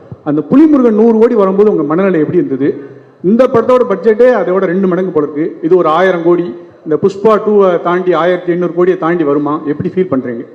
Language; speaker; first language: Tamil; native; Tamil